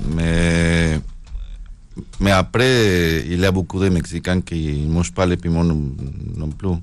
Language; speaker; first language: French; non-native, learner; Spanish